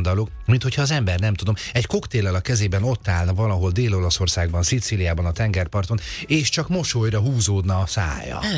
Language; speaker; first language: Hungarian; native; Hungarian